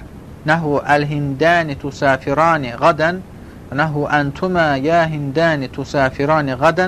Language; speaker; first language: Arabic; non-native, fluent; Azerbaijani